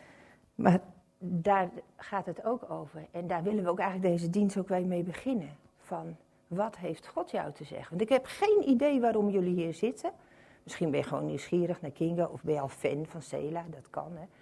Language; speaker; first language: Dutch; native; Dutch